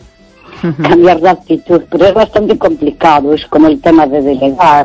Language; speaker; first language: Spanish; native; Spanish